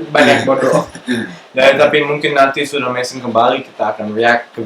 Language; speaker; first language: Indonesian; non-native, local second language; English